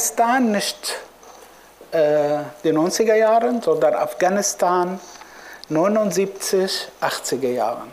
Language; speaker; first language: German; non-native, fluent; Arabic